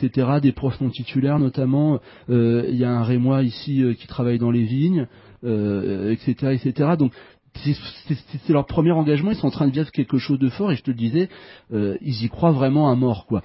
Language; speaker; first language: French; native; French